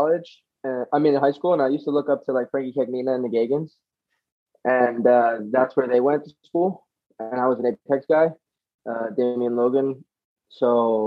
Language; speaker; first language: English; native; English